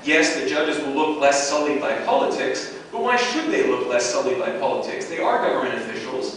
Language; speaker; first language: English; native; English